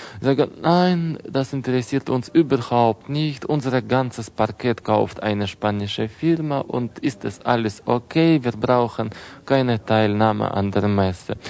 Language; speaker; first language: German; non-native, fluent; Russian